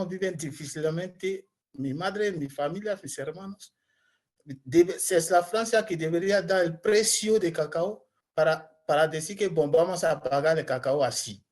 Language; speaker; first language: Spanish; non-native, learner; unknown